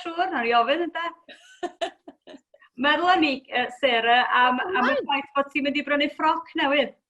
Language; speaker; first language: Welsh; native; Welsh